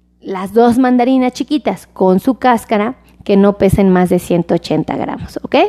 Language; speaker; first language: Spanish; native; Spanish